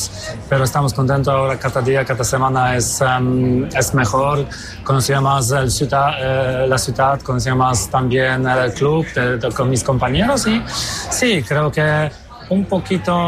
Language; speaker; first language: Spanish; non-native, fluent; Polish